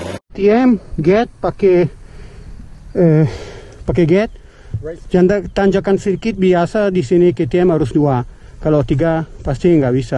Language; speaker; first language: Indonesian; non-native, learner; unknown